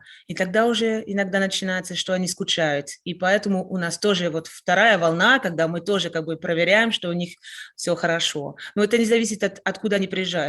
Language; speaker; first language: Russian; non-native, fluent; French